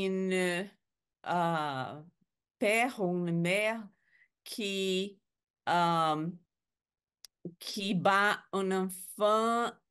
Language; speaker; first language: French; non-native, learner; Portuguese